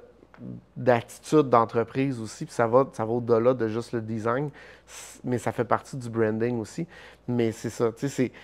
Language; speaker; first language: French; native; French